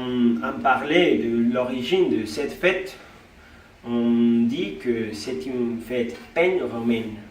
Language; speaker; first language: French; non-native, learner; Spanish